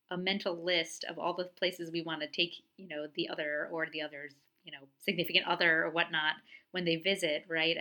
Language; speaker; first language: English; native; English